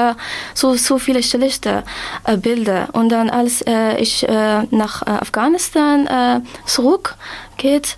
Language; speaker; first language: German; non-native, learner; Persian